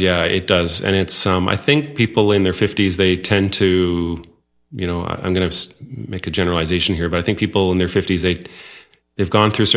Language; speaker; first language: English; non-native, fluent; Dutch